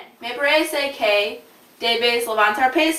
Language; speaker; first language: Spanish; non-native, learner; English